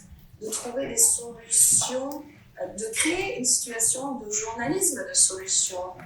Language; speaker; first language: French; non-native, fluent; Italian